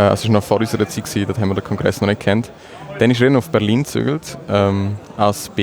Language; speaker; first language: German; native; German